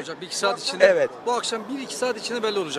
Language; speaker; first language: Turkish; native; Turkish